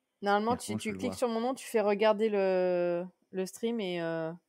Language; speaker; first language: French; native; French